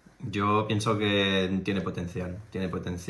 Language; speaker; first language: Spanish; non-native, fluent; French